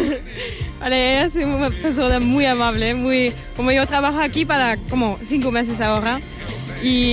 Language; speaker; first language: Spanish; non-native, learner; German